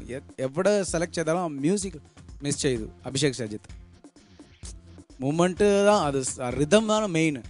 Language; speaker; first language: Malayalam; non-native, local second language; Tamil